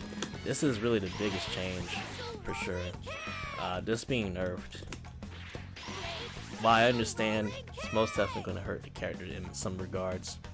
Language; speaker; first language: English; native; English